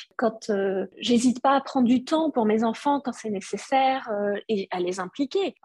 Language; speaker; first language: French; non-native, local second language; Arabic